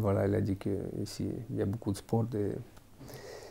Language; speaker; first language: French; non-native, fluent; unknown